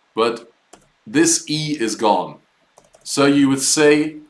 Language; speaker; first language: English; non-native, fluent; German